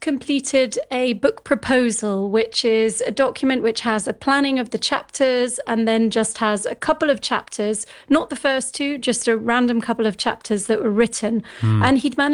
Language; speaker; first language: English; native; English